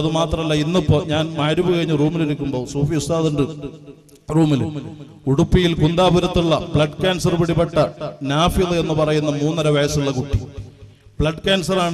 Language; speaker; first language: Malayalam; native; Malayalam